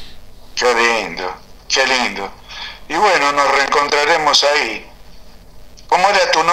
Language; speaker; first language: Spanish; native; Spanish